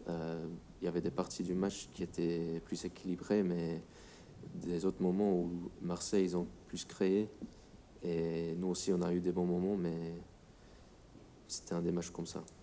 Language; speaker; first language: French; non-native, fluent; English